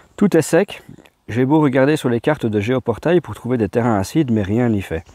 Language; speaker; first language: French; native; French